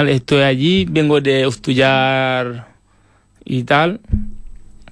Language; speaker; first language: Spanish; non-native, fluent; Wolof